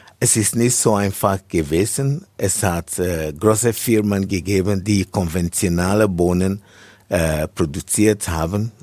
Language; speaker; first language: German; non-native, fluent; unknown